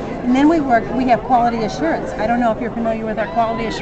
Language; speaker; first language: English; native; English